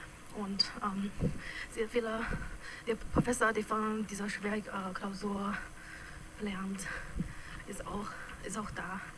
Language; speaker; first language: German; non-native, fluent; Chinese